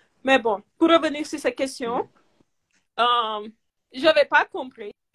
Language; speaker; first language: French; non-native, local second language; Wolof